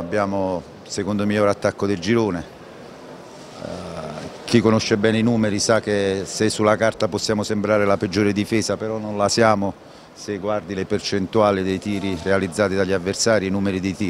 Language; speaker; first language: Italian; native; Italian